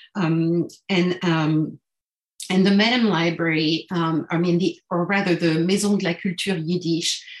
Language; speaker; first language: English; non-native, fluent; French